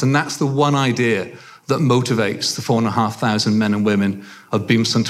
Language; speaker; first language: English; native; English